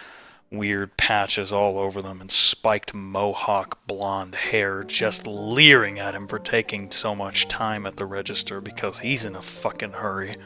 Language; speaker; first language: English; native; English